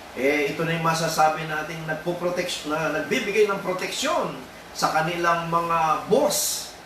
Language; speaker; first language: Filipino; native; Filipino